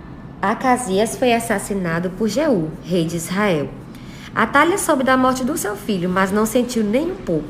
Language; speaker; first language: Portuguese; native; Portuguese